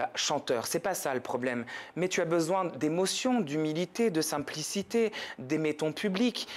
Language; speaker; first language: French; native; French